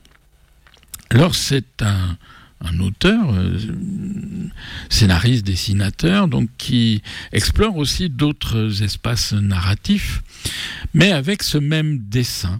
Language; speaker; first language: French; native; French